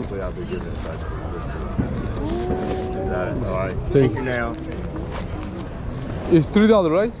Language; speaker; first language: English; non-native, learner; Turkish